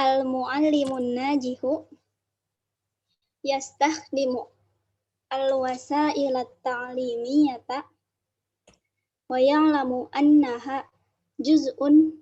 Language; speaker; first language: Arabic; non-native, learner; Indonesian